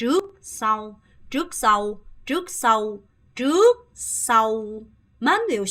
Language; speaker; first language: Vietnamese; non-native, fluent; Korean